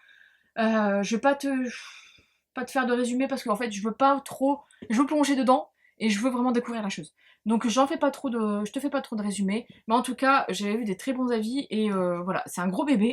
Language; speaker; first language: French; native; French